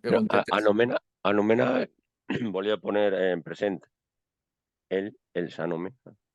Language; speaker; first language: Catalan; non-native, local second language; Spanish